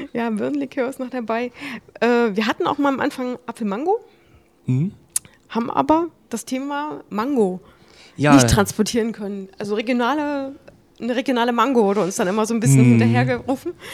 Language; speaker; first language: German; native; German